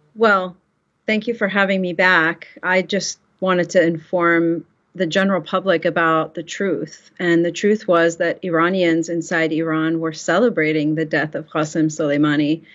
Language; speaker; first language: English; early bilingual, other home language; Persian